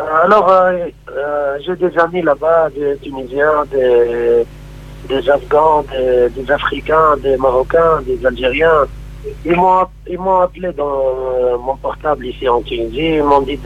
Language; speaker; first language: French; non-native, local second language; Arabic